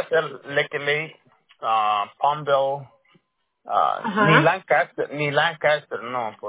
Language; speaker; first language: Spanish; early bilingual, heritage; Spanish